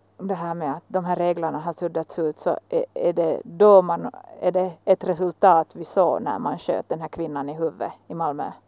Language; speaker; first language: Swedish; native; Swedish